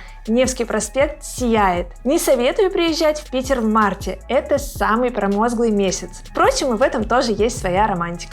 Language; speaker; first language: Russian; native; Russian